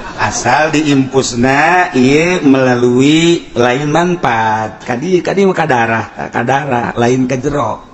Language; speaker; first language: Sundanese; native; Sundanese